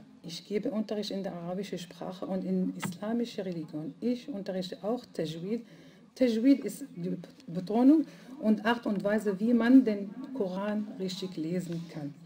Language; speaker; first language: German; non-native, fluent; Arabic